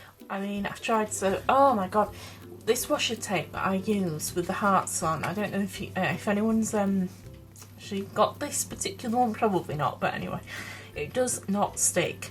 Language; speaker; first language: English; native; English